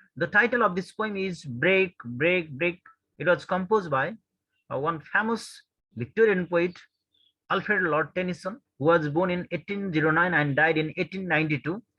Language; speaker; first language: English; non-native, local second language; Nepali